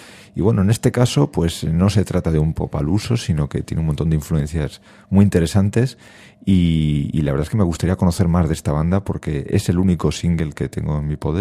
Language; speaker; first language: Spanish; native; Spanish